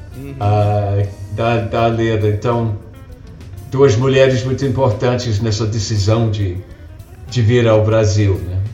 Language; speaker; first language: Portuguese; non-native, fluent; English